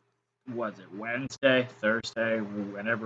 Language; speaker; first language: English; native; English